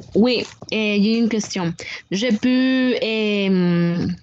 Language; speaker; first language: French; non-native, learner; Spanish